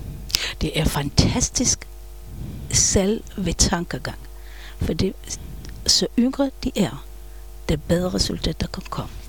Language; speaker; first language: Danish; non-native, fluent; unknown